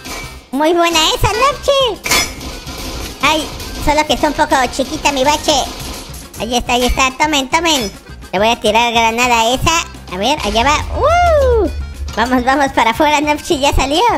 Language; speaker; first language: Spanish; native; Spanish